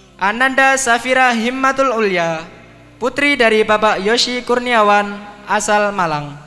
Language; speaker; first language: Indonesian; native; Indonesian